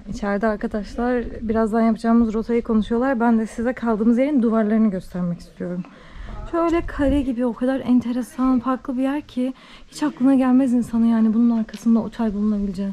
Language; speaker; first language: Turkish; native; Turkish